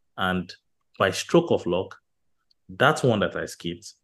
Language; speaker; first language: English; non-native, local second language; Yoruba